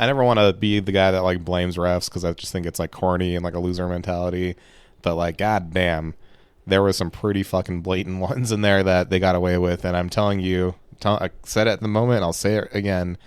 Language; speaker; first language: English; native; English